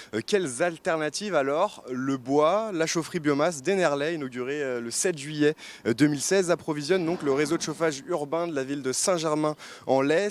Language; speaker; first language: French; native; French